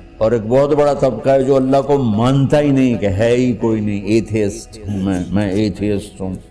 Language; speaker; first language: Urdu; non-native, local second language; Punjabi